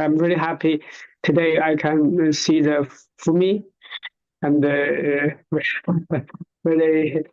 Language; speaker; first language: English; non-native, learner; Chinese